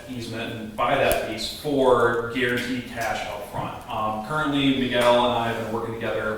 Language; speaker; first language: English; native; English